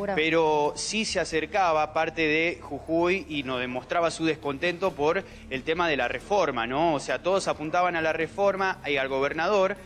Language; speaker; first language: Spanish; native; Spanish